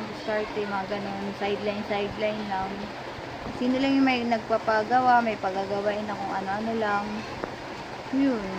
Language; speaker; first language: Filipino; non-native, local second language; Waray